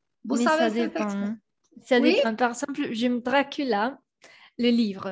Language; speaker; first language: French; non-native, learner; Spanish